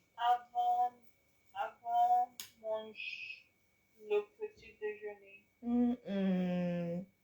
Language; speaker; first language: French; non-native, learner; English